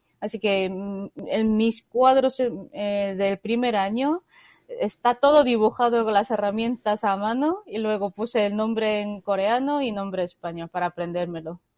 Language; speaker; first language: Spanish; non-native, fluent; Korean